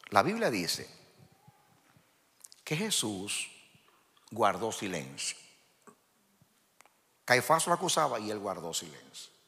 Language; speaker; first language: Spanish; native; Spanish